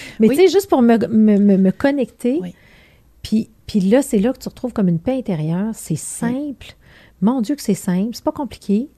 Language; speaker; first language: French; native; French